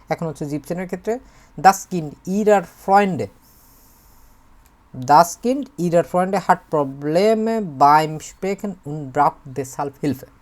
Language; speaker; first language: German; non-native, fluent; Bangla